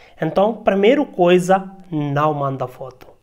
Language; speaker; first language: Portuguese; non-native, learner; Hindi